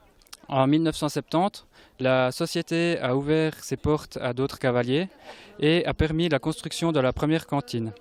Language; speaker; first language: French; native; French